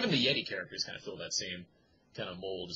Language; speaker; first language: English; native; English